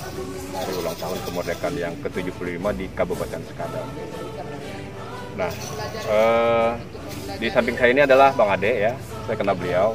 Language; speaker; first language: Indonesian; native; Indonesian